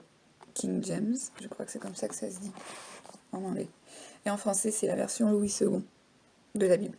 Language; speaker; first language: French; native; French